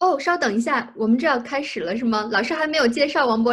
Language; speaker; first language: Chinese; native; Chinese